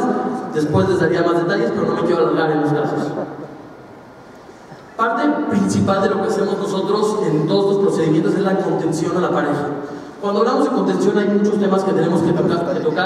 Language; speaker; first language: Spanish; native; Spanish